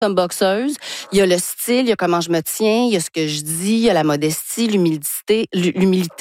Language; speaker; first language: French; native; French